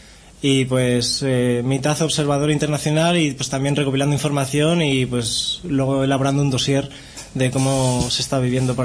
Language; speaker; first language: Spanish; native; Spanish